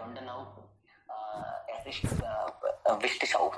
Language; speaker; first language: German; non-native, learner; Hindi